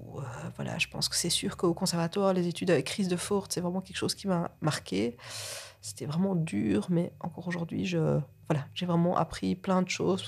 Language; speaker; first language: French; native; French